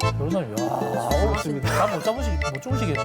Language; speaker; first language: Korean; native; Korean